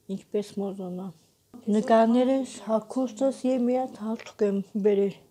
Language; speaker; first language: Armenian; native; Armenian